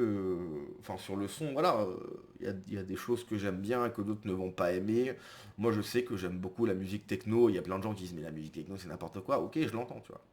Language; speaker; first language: French; native; French